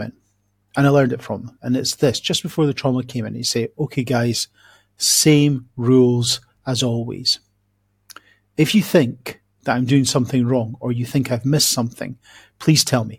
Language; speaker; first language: English; native; English